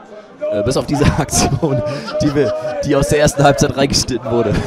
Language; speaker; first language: German; native; German